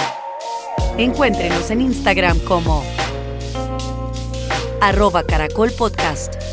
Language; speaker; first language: Spanish; native; Spanish